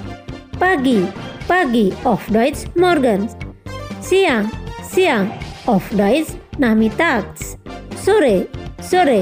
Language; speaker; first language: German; non-native, fluent; Indonesian